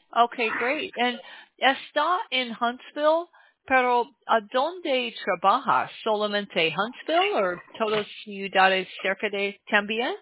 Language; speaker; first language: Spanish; non-native, learner; English